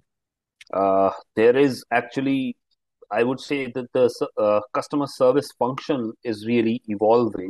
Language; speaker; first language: English; non-native, local second language; Hindi